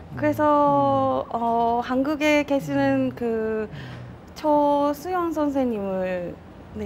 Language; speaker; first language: Korean; non-native, fluent; Japanese